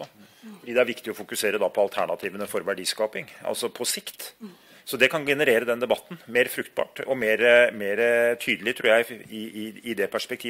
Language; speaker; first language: Norwegian; native; Norwegian